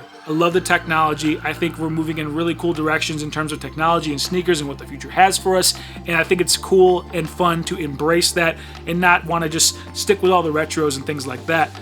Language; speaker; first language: English; native; English